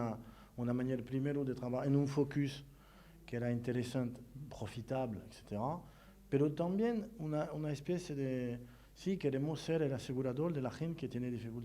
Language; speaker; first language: Spanish; non-native, fluent; French